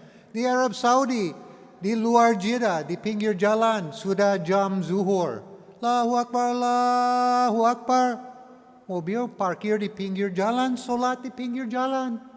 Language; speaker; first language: Indonesian; non-native, learner; English